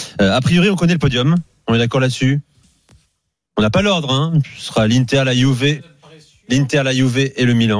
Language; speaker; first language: French; native; French